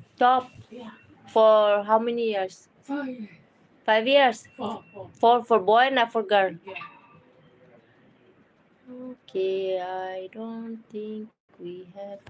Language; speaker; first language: English; non-native, learner; Bangla